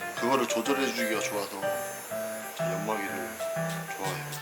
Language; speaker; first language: Korean; native; Korean